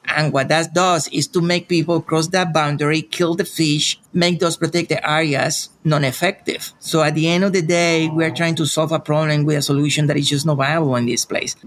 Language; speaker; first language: English; non-native, fluent; Spanish